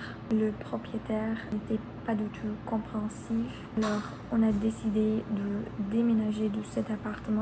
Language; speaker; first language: French; non-native, learner; Spanish